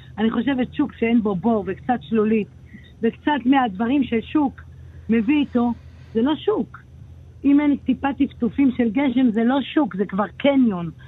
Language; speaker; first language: Hebrew; native; Hebrew